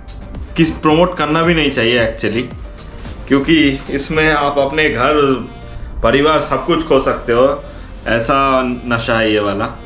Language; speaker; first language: Hindi; non-native, local second language; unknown